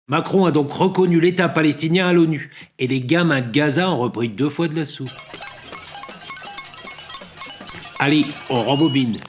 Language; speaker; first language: French; native; French